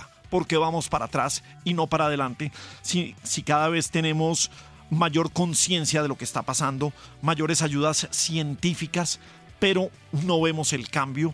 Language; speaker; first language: Spanish; native; Spanish